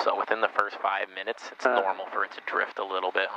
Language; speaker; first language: English; native; English